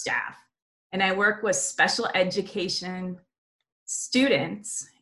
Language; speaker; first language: English; native; English